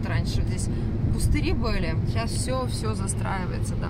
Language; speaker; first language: Russian; native; Russian